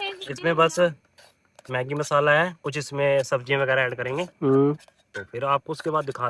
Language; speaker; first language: Hindi; non-native, local second language; Punjabi